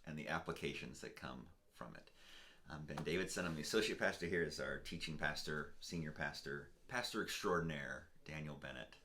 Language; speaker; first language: English; native; English